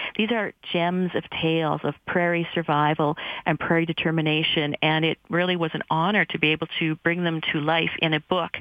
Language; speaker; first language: English; native; English